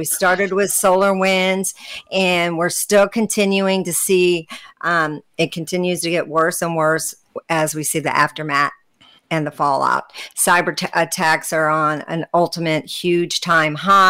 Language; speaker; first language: English; native; English